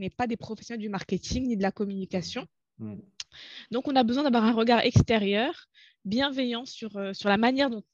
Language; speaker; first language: French; non-native, local second language; Arabic